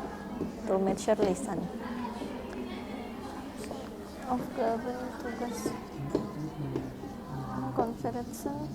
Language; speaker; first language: German; non-native, learner; Indonesian